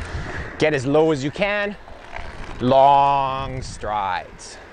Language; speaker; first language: English; native; English